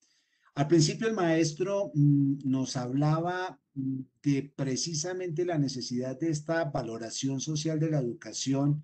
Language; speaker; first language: Spanish; native; Spanish